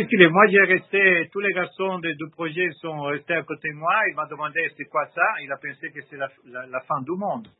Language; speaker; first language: French; non-native, learner; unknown